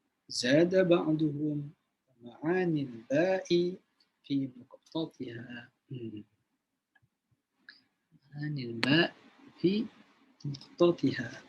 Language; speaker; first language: Arabic; non-native, fluent; Malay